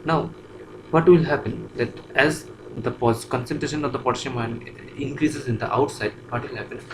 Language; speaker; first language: English; non-native, local second language; Bangla